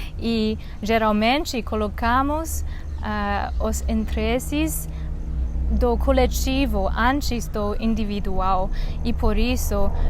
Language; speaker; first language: Portuguese; non-native, learner; Chinese